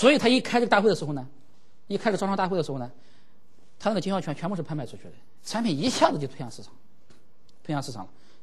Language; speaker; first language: Chinese; native; Chinese